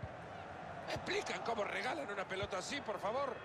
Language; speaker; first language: Spanish; native; Spanish